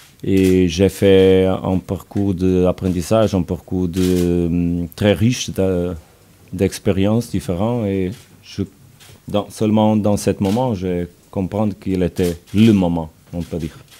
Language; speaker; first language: French; non-native, learner; Portuguese